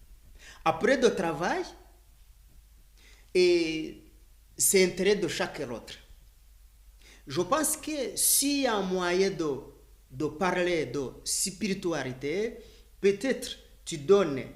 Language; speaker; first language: French; non-native, learner; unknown